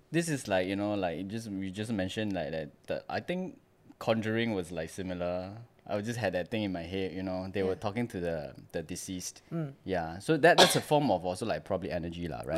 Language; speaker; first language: English; non-native, local second language; Chinese